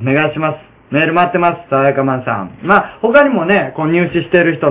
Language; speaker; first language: Japanese; native; Japanese